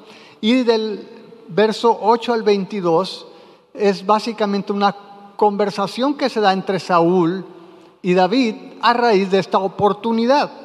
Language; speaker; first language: Spanish; native; Spanish